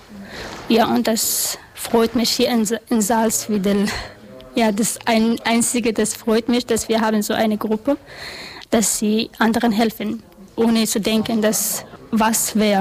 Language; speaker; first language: German; non-native, learner; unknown